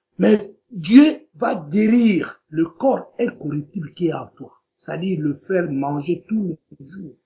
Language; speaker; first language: French; non-native, local second language; Lingala